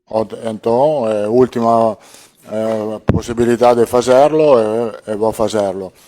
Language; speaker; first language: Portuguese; non-native, fluent; Italian